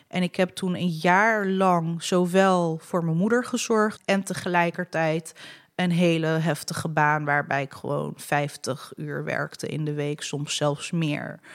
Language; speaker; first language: Dutch; early bilingual, other home language; Arabic